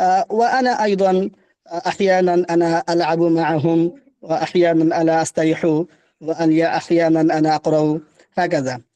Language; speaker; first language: Arabic; non-native, learner; Bangla